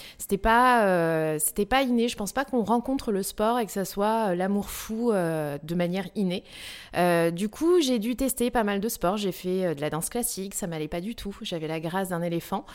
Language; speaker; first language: French; native; French